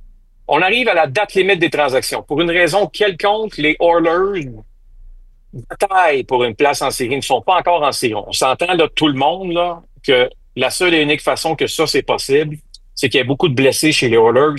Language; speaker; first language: French; native; French